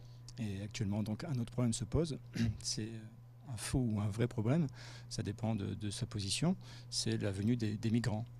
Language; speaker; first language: French; native; French